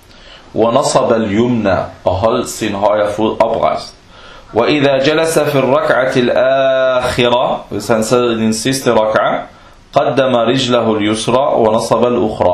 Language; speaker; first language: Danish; non-native, fluent; Arabic